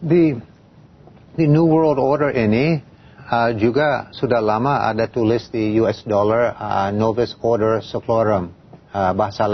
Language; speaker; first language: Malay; non-native, fluent; English